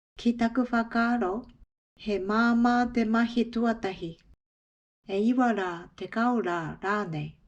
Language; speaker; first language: Māori; non-native, fluent; Japanese